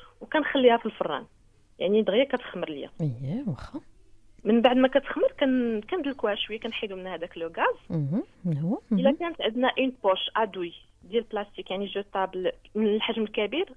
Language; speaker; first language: Arabic; native; Arabic